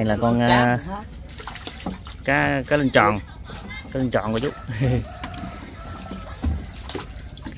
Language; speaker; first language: Vietnamese; native; Vietnamese